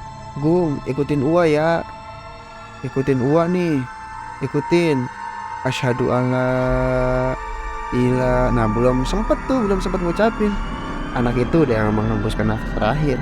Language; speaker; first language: Indonesian; native; Indonesian